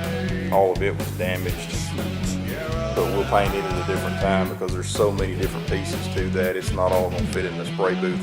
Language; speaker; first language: English; native; English